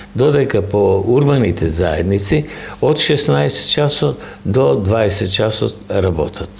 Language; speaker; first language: Macedonian; native; Macedonian